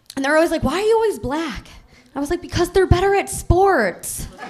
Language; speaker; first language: English; native; English